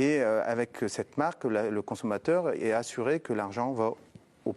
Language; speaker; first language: French; native; French